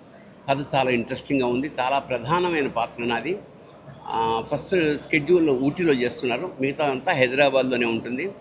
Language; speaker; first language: Telugu; native; Telugu